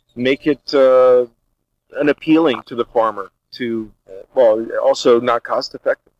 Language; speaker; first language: English; early bilingual, other home language; Portuguese